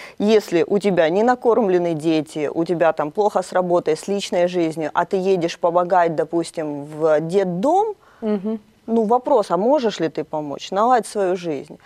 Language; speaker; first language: Russian; native; Russian